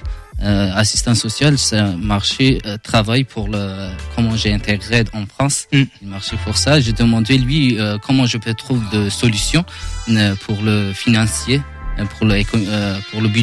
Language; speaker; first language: French; non-native, learner; Kurdish